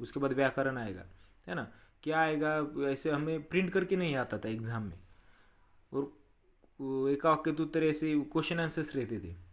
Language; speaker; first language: Hindi; non-native, local second language; Marathi